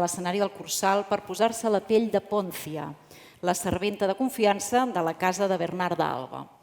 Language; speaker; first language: Catalan; native; Catalan